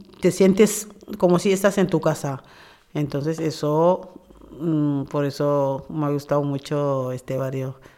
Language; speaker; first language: Spanish; non-native, fluent; Wolof